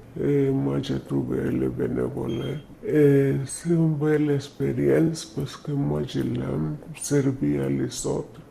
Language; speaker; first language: French; non-native, learner; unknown